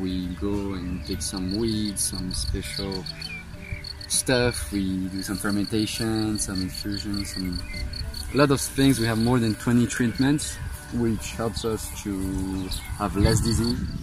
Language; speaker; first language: English; non-native, fluent; French